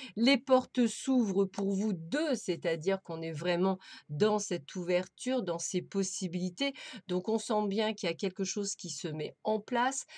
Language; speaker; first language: French; native; French